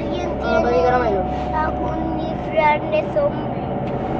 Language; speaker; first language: Spanish; native; Spanish